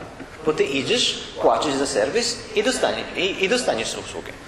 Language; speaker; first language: Polish; non-native, learner; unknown